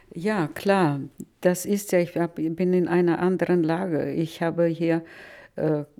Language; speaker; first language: German; non-native, fluent; Russian